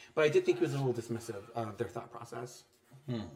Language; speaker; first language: English; native; English